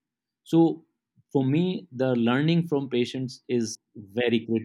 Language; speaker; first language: English; non-native, local second language; Haryanvi